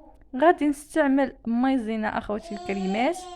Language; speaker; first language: Arabic; native; Arabic